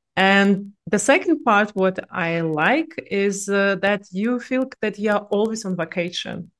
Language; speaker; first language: English; non-native, fluent; Russian